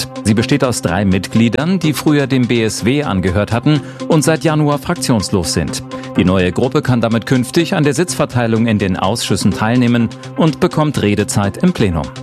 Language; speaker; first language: German; native; German